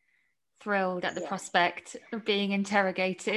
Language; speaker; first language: English; native; English